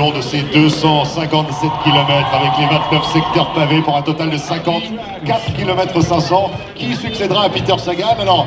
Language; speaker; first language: French; native; French